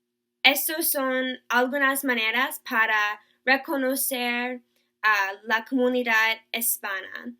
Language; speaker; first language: Spanish; non-native, learner; English